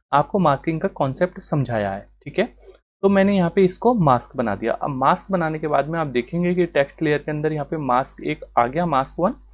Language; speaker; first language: Hindi; native; Hindi